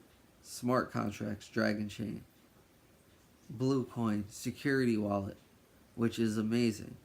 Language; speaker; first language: English; native; English